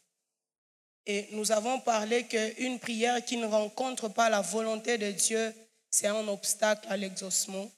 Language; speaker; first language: French; non-native, local second language; Swahili